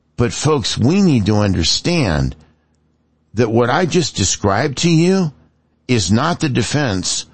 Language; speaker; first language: English; native; English